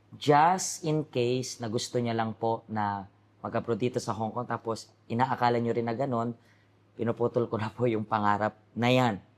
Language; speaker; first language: Filipino; native; Filipino